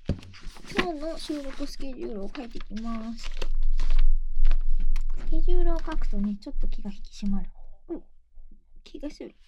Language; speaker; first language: Japanese; native; Japanese